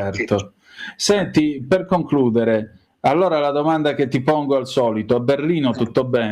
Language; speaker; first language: Italian; native; Italian